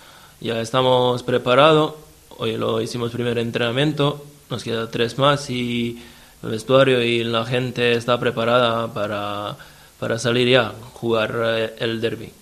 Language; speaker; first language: Spanish; non-native, fluent; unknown